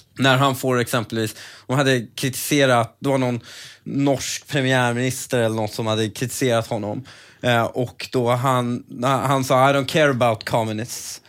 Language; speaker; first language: Swedish; early bilingual, other home language; Persian